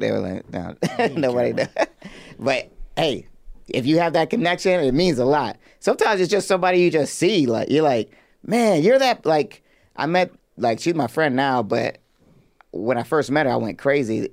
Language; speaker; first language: English; native; English